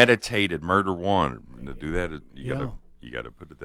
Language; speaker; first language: English; native; English